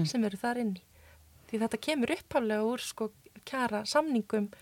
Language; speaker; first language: Icelandic; native; Icelandic